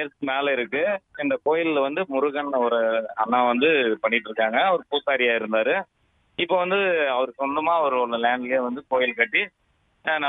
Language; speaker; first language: Tamil; native; Tamil